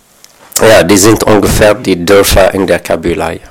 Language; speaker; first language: German; non-native, learner; Kabyle